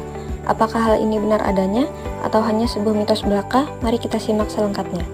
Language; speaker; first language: Indonesian; native; Indonesian